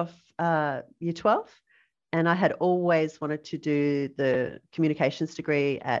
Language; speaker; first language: English; native; English